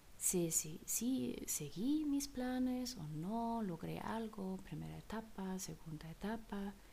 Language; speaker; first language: Spanish; non-native, fluent; German